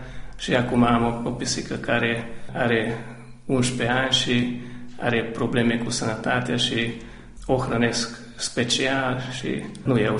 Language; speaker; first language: Romanian; non-native, local second language; Hungarian